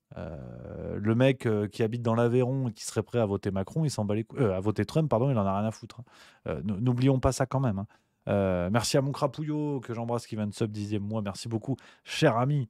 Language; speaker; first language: French; native; French